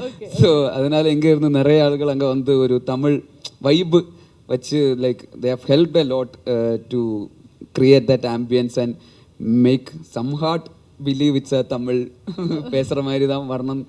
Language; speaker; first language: Tamil; non-native, learner; Malayalam